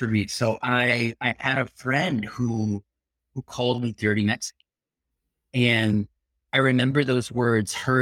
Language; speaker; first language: English; early bilingual, other home language; Spanish